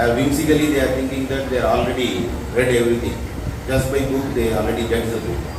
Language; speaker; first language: English; non-native, local second language; Tamil